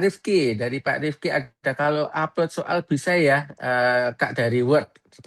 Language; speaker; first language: Indonesian; native; Indonesian